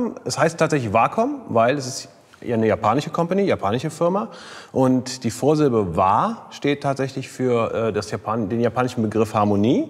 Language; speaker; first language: German; native; German